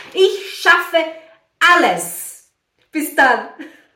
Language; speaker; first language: German; non-native, fluent; Portuguese